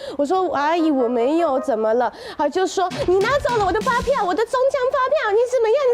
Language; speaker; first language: Chinese; non-native, fluent; Russian